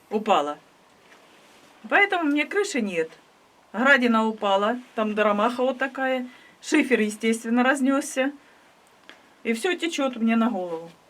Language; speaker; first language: Russian; native; Russian